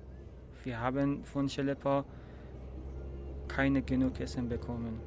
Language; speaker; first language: German; non-native, learner; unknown